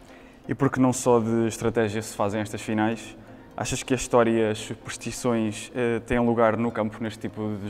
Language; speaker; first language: Portuguese; native; Portuguese